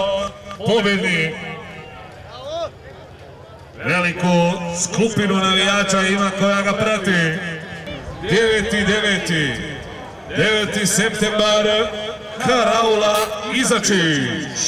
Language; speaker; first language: Serbian; native; Serbian